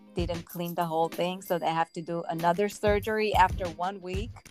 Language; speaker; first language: English; early bilingual, other home language; Armenian